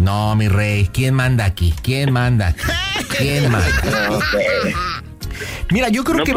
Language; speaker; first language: Spanish; native; Spanish